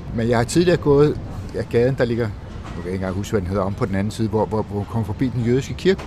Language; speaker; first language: Danish; native; Danish